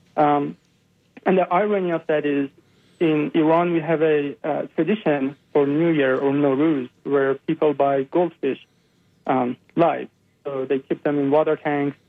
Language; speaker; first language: English; non-native, fluent; Persian